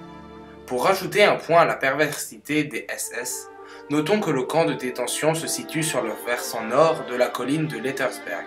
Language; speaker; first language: French; native; French